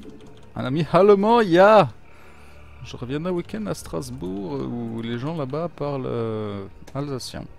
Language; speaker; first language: French; native; French